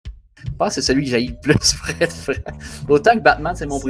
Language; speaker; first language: French; native; French